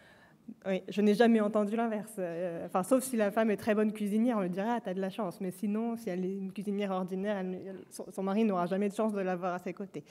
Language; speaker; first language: French; native; French